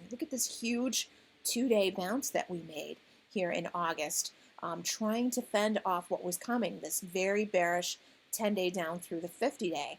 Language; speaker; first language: English; native; English